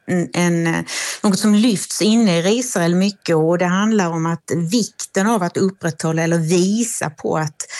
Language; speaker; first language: Swedish; native; Swedish